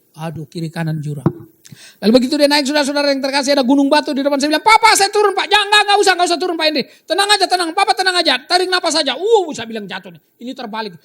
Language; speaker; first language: Indonesian; native; Indonesian